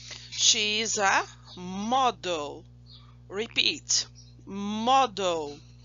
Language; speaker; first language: English; non-native, fluent; Portuguese